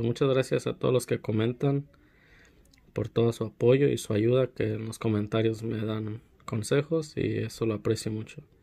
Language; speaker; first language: Spanish; early bilingual, heritage; Spanish